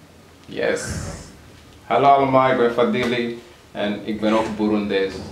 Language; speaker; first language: Dutch; early bilingual, other home language; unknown